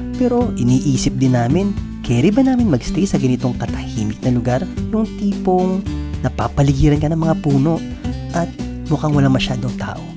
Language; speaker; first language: Filipino; native; Filipino